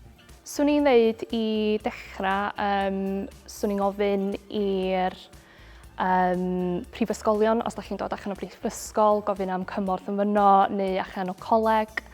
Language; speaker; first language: Welsh; native; Welsh